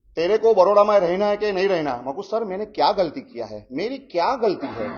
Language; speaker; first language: Hindi; non-native, local second language; Gujarati